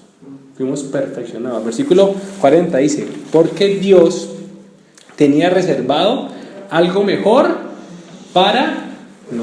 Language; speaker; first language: Spanish; native; Spanish